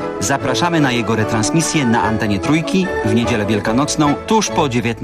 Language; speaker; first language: Polish; native; Polish